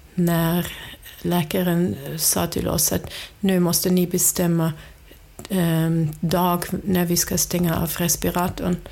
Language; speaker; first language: Swedish; non-native, fluent; German